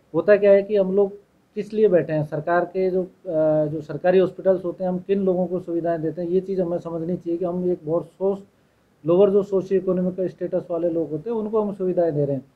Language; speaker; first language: Hindi; native; Hindi